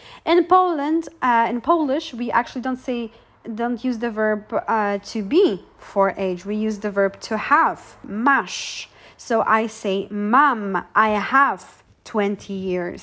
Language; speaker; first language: English; non-native, fluent; Polish